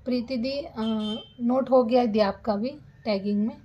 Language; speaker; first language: Hindi; non-native, local second language; Marathi